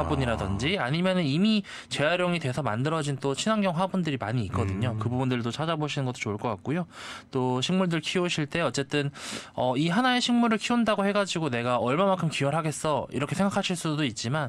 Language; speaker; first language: Korean; native; Korean